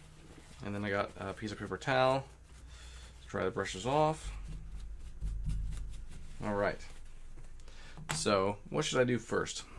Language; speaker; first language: English; native; English